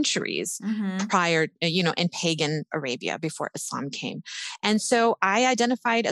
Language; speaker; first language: English; native; English